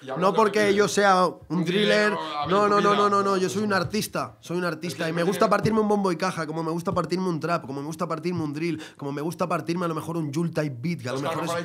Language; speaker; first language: Spanish; native; Spanish